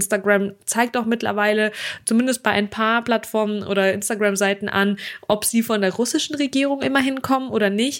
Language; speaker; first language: German; early bilingual, other home language; Russian